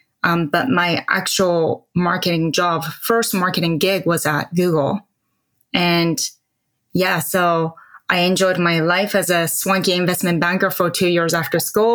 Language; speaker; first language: English; non-native, fluent; Japanese